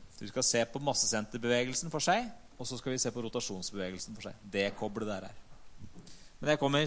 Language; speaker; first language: Norwegian; native; Norwegian